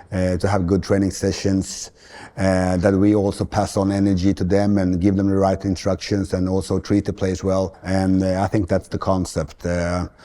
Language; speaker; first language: English; non-native, fluent; Swedish